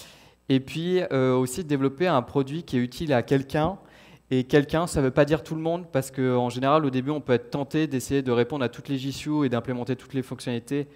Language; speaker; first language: French; native; French